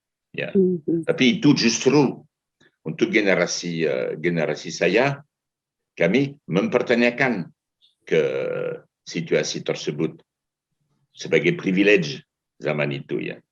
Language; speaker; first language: Indonesian; non-native, fluent; French